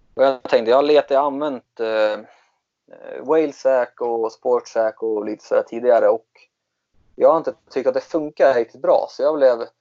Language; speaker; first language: Swedish; native; Swedish